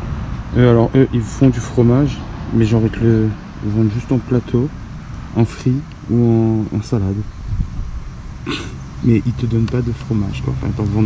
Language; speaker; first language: French; native; French